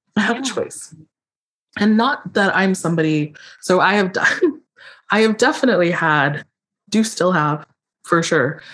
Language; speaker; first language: English; native; English